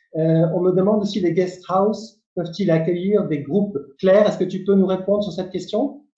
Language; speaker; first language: French; native; French